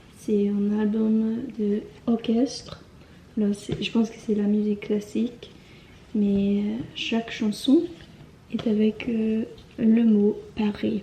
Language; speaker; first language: French; non-native, learner; English